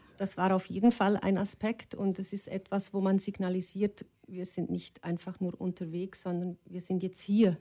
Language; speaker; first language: German; native; German